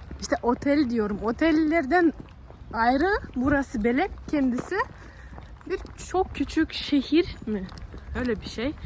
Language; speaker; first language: Turkish; non-native, fluent; Russian